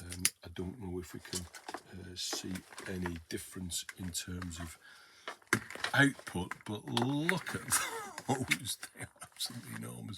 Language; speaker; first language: English; native; English